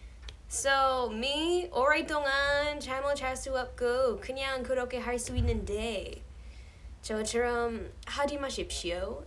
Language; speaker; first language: Korean; non-native, fluent; English